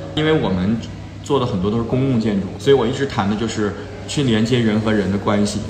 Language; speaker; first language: Chinese; native; Chinese